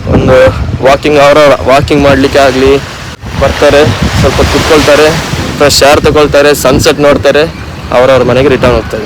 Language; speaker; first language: Kannada; native; Kannada